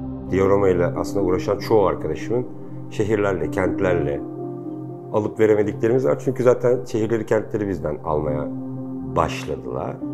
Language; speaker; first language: Turkish; native; Turkish